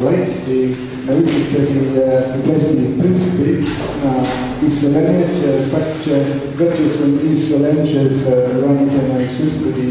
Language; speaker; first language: Bulgarian; non-native, learner; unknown